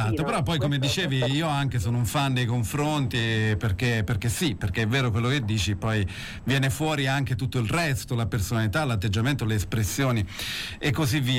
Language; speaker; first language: Italian; native; Italian